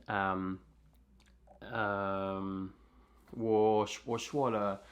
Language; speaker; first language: Chinese; non-native, learner; English